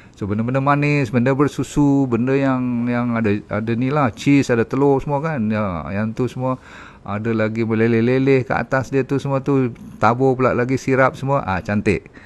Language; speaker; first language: Malay; native; Malay